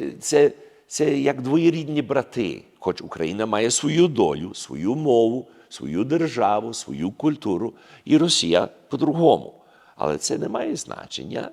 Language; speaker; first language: Ukrainian; early bilingual, heritage; Ukrainian